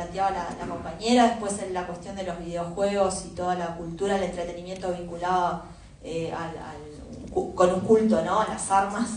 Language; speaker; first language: Spanish; native; Spanish